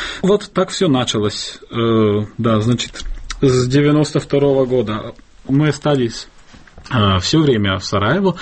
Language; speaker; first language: Russian; non-native, fluent; Bosnian